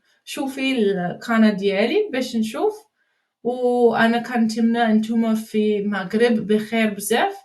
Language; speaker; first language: Arabic; non-native, learner; English